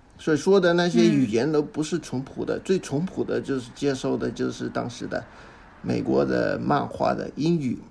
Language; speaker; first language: Chinese; non-native, fluent; English